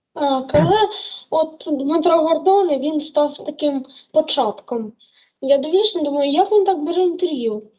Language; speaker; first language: Ukrainian; native; Ukrainian